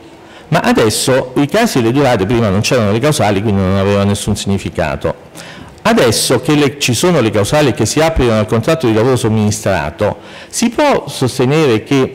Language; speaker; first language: Italian; native; Italian